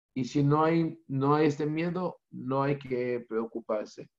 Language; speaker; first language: Spanish; non-native, fluent; Hebrew